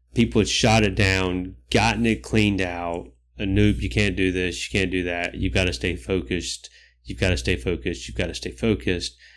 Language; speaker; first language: English; native; English